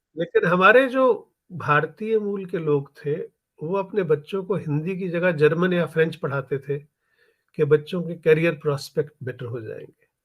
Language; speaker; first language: Hindi; native; Hindi